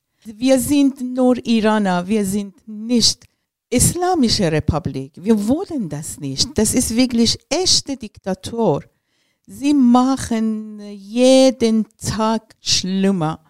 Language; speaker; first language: German; non-native, learner; Persian